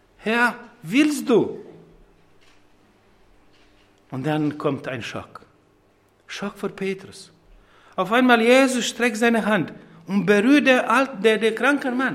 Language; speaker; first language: German; non-native, fluent; Croatian